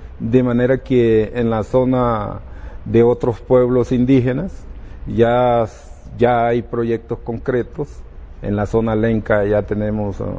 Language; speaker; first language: Spanish; non-native, local second language; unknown